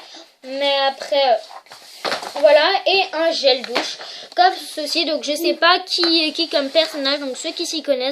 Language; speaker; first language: French; native; French